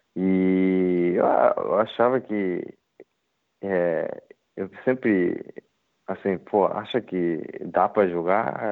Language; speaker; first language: Portuguese; non-native, learner; Japanese